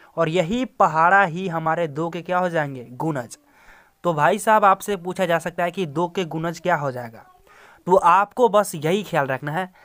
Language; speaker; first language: Hindi; native; Hindi